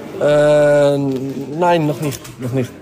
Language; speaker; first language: German; non-native, learner; French